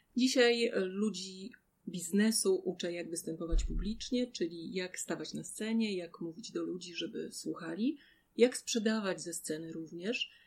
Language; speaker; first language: Polish; native; Polish